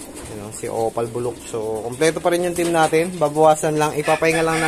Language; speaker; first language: Filipino; native; Filipino